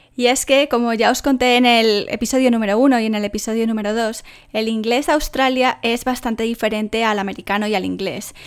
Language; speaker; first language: Spanish; native; Spanish